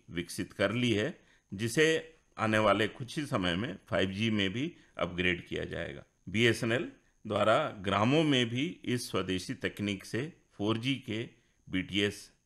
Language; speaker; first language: Hindi; native; Hindi